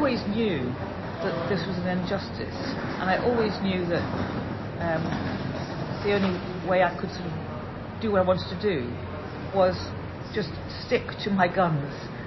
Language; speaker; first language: English; native; English